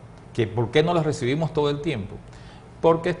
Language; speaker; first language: Spanish; native; Spanish